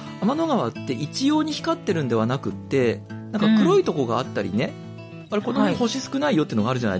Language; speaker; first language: Japanese; native; Japanese